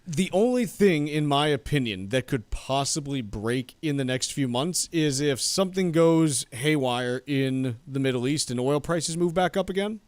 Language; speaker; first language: English; native; English